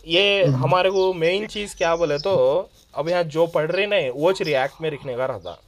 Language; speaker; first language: Hindi; non-native, local second language; Telugu